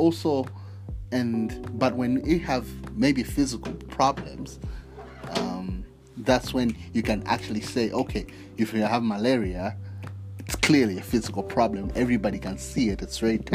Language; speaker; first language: English; non-native, local second language; Nyanja